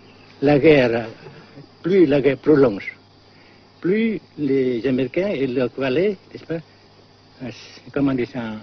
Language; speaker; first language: French; non-native, fluent; Vietnamese